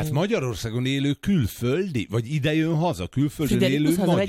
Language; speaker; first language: Hungarian; native; Hungarian